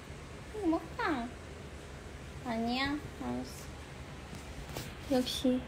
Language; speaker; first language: Korean; early bilingual, heritage; Korean